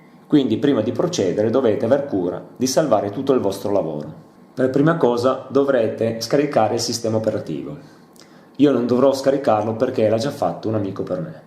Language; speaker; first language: Italian; native; Italian